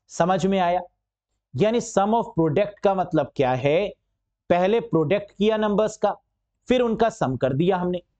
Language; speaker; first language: Hindi; native; Hindi